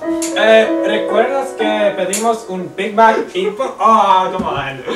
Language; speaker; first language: Spanish; non-native, learner; English